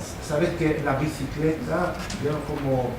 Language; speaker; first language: Spanish; non-native, fluent; German